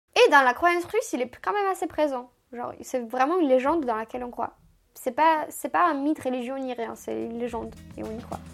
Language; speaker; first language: French; non-native, fluent; Romanian